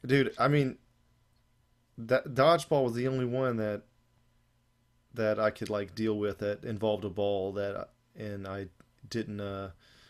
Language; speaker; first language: English; native; English